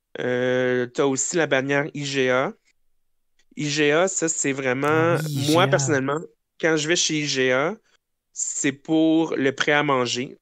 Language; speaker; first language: French; native; French